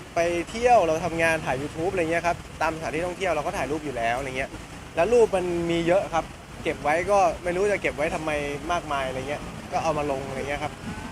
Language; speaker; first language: Thai; native; Thai